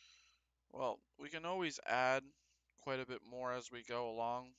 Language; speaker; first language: English; native; English